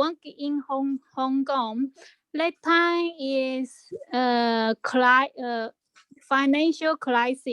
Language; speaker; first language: English; non-native, learner; Chinese